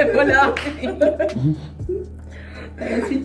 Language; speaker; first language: French; native; French